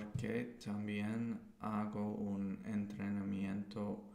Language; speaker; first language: Spanish; non-native, learner; English